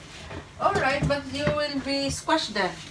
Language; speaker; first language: English; non-native, learner; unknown